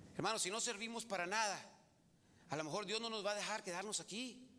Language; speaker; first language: Spanish; early bilingual, heritage; Spanish